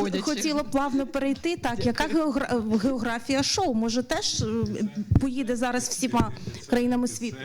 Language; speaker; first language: Ukrainian; native; Ukrainian